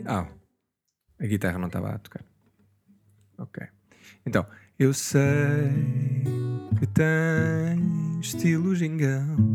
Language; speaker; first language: Portuguese; native; Portuguese